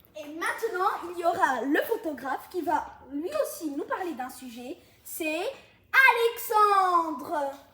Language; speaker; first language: French; non-native, local second language; Arabic